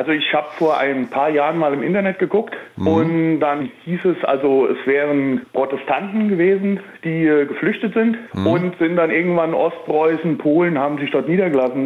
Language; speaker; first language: German; native; German